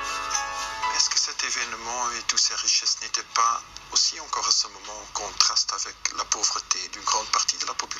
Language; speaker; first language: French; non-native, local second language; Dutch